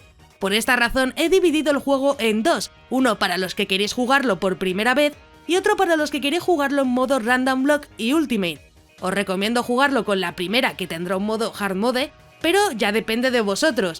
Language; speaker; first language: Spanish; native; Spanish